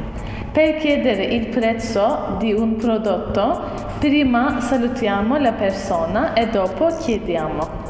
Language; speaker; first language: Italian; non-native, fluent; Turkish